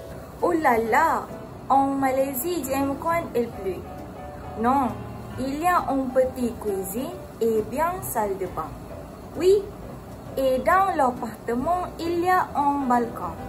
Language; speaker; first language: French; non-native, learner; Malay